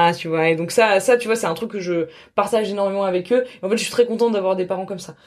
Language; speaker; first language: French; native; French